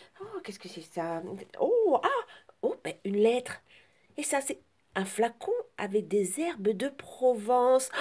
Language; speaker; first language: French; native; French